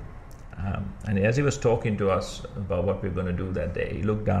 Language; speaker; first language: English; non-native, local second language; Sinhala